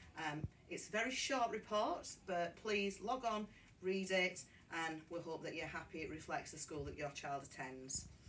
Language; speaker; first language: English; native; English